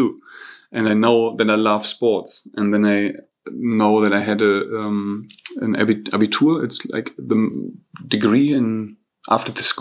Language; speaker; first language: English; non-native, fluent; German